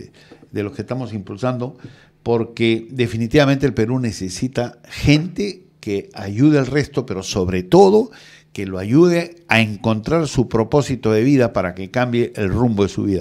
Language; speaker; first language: Spanish; native; Spanish